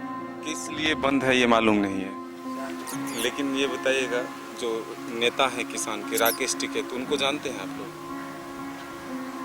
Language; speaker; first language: Hindi; native; Hindi